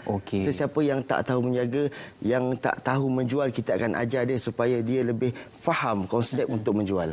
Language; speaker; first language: Malay; native; Malay